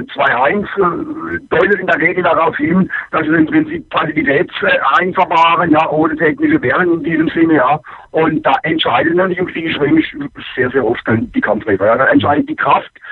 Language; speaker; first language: German; native; German